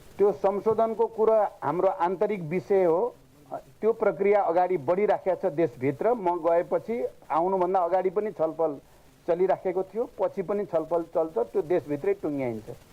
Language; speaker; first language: Nepali; native; Nepali